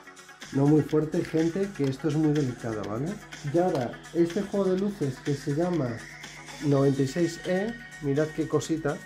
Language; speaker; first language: Spanish; native; Spanish